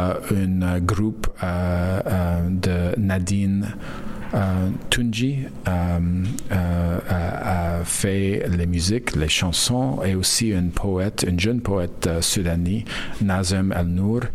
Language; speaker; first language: French; non-native, learner; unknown